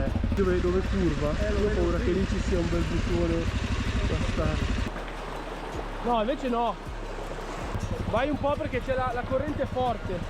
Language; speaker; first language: Italian; native; Italian